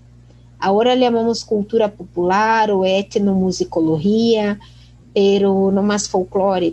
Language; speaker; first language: Spanish; non-native, fluent; Portuguese